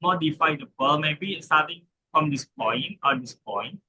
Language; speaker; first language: English; non-native, learner; Indonesian